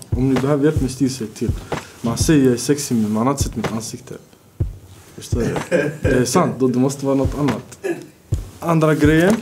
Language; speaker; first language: Swedish; early bilingual, other home language; Bosnian